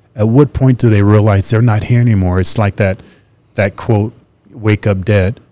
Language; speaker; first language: English; native; English